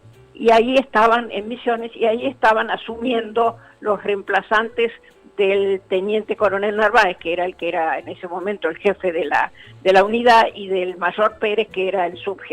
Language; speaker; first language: Spanish; native; Spanish